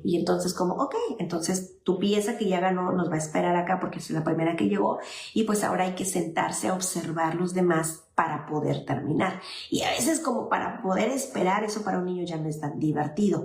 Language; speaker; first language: Spanish; native; Spanish